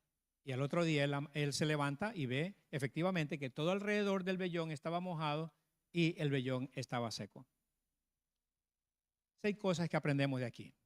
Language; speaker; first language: Spanish; native; Spanish